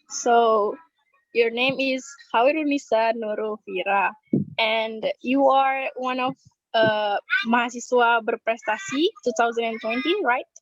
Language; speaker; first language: English; non-native, learner; Indonesian